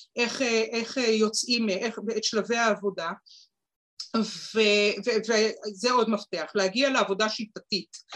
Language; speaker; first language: Hebrew; native; Hebrew